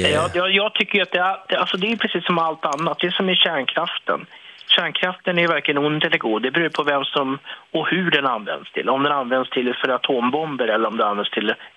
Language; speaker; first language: Swedish; native; Swedish